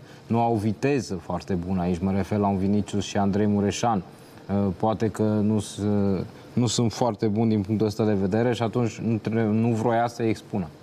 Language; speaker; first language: Romanian; native; Romanian